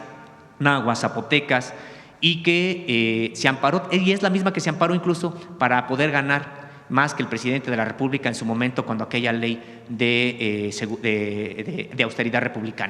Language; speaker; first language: Spanish; native; Spanish